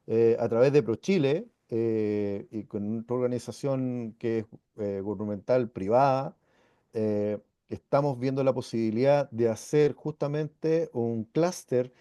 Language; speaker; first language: Spanish; native; Spanish